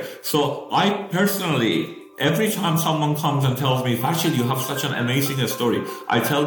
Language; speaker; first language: English; non-native, fluent; Persian